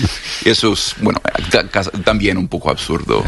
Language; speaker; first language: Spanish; non-native, fluent; English